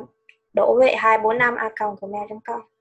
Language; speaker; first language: English; non-native, learner; Vietnamese